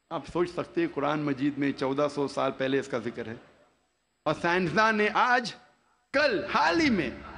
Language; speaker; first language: Hindi; non-native, local second language; Konkani